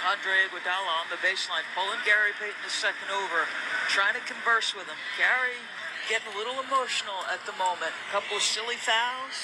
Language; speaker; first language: English; native; English